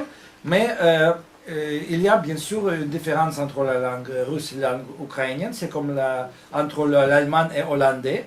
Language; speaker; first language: French; non-native, fluent; Russian